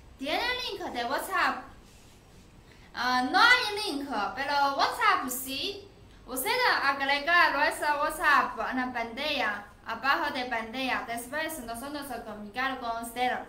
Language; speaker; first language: Spanish; non-native, learner; Chinese